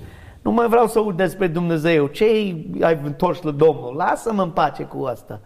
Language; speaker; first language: Romanian; non-native, learner; English